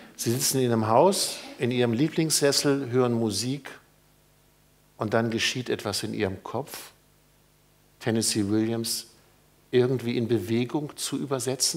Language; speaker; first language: German; native; German